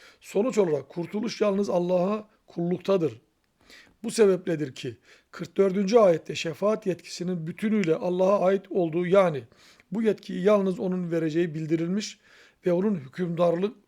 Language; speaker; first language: Turkish; native; Turkish